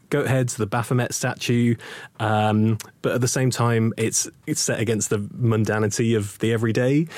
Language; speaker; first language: English; native; English